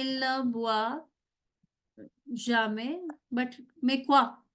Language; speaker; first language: French; non-native, fluent; Hindi